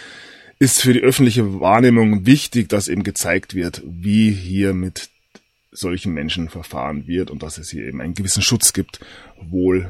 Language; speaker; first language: German; native; German